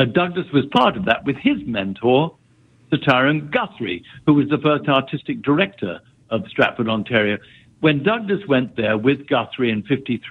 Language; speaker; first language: English; native; English